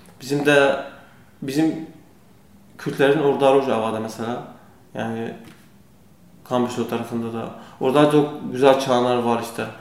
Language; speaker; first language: Turkish; non-native, learner; Kurdish